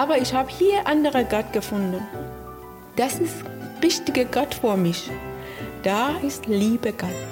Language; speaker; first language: German; non-native, learner; Persian